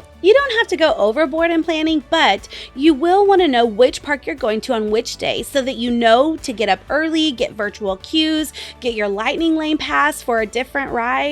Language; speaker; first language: English; native; English